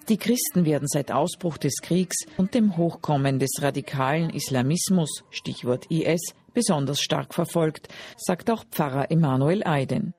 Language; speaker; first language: German; native; German